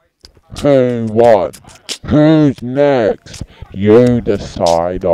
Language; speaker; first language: English; native; English